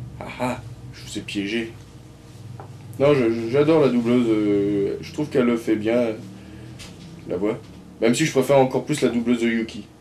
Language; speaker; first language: French; native; French